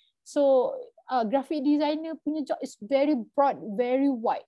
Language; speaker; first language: English; non-native, local second language; Malay